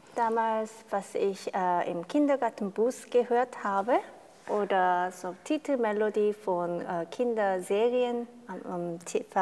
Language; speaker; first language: German; non-native, fluent; Korean